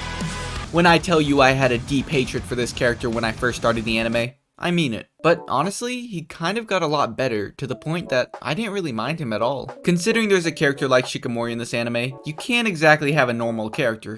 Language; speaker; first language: English; native; English